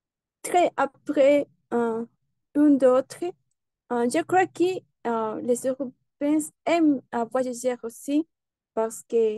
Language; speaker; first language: French; non-native, learner; Spanish